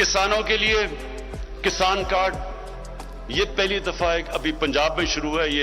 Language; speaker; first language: Urdu; native; Urdu